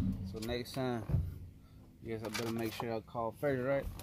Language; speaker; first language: English; early bilingual, other home language; Spanish